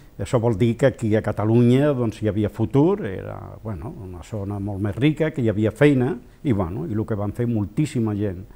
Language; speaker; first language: Catalan; non-native, local second language; Spanish